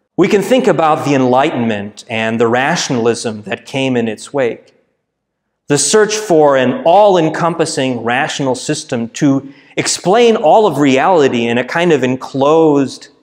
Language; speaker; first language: English; native; English